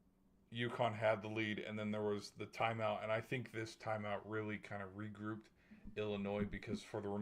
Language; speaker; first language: English; native; English